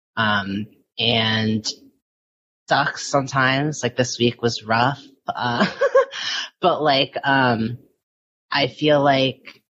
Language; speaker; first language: English; early bilingual, other home language; Filipino